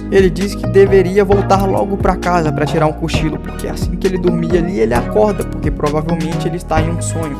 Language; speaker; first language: Portuguese; native; Portuguese